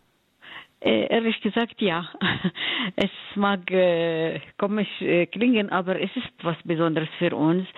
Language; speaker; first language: German; non-native, fluent; Arabic